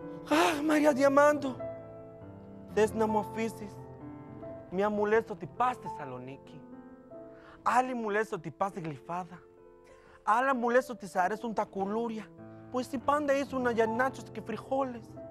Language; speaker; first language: Greek; non-native, fluent; Spanish